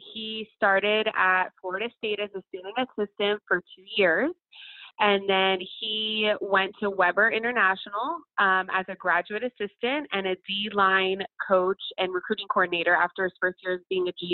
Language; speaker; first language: English; early bilingual, other home language; Spanish